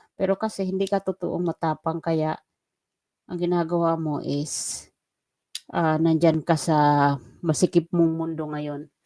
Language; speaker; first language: Filipino; native; Filipino